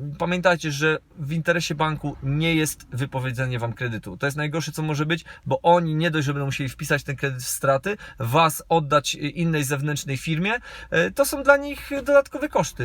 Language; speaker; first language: Polish; native; Polish